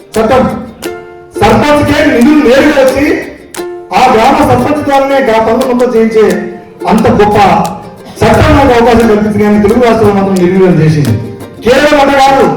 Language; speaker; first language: Telugu; non-native, local second language; Lambadi